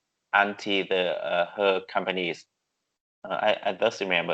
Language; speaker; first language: English; non-native, learner; Vietnamese